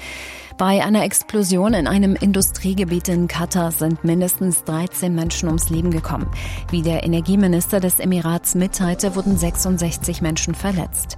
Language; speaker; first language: German; native; German